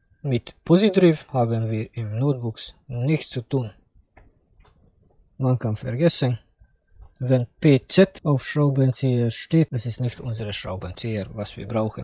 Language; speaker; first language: German; non-native, fluent; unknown